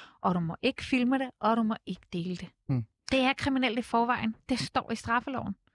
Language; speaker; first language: Danish; native; Danish